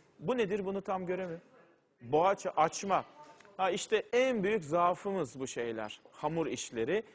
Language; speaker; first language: Turkish; native; Turkish